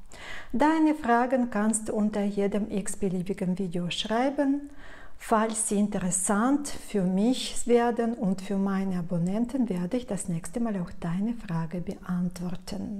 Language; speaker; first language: German; non-native, fluent; Russian